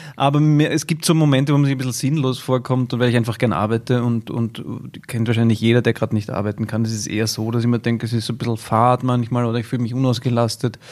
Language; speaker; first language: German; native; German